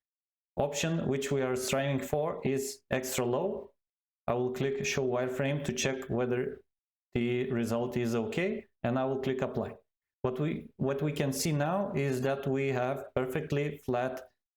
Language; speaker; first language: English; non-native, fluent; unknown